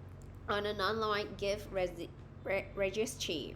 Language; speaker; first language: English; non-native, fluent; Vietnamese